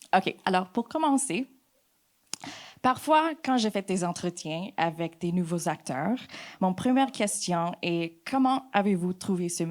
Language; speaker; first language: French; non-native, fluent; English